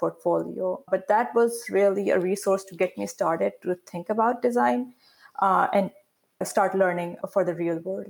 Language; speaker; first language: English; non-native, local second language; Urdu